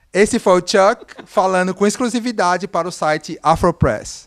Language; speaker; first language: Portuguese; native; Portuguese